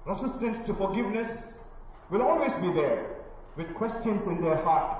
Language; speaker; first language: English; non-native, local second language; Malayalam